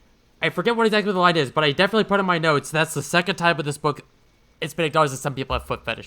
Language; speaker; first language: English; native; English